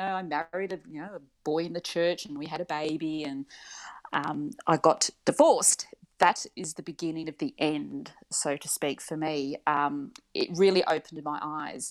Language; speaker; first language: English; native; English